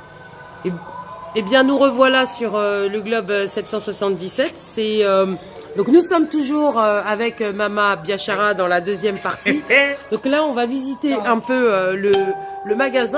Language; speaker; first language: French; native; French